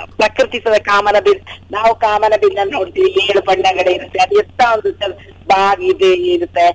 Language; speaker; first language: Kannada; non-native, local second language; Kodava